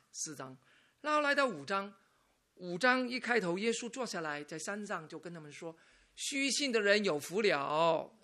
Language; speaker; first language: Chinese; non-native, local second language; Cantonese